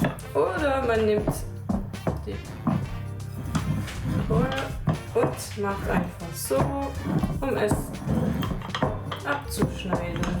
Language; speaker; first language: German; non-native, fluent; French